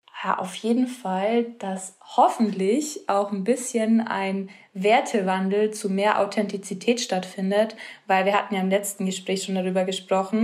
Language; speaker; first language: German; native; German